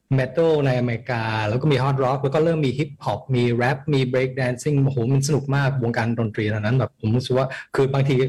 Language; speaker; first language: Thai; early bilingual, heritage; Thai